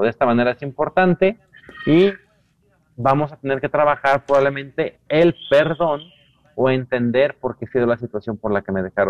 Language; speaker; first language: Spanish; native; Spanish